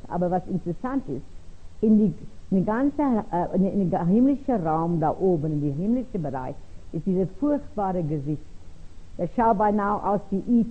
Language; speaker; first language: German; non-native, fluent; Afrikaans